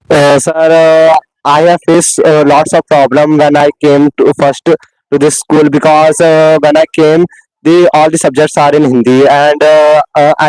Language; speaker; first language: English; non-native, learner; Hindi